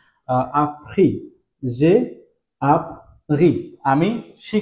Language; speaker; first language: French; non-native, fluent; Bangla